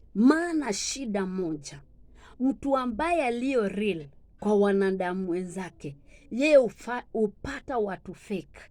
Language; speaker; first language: Swahili; non-native, local second language; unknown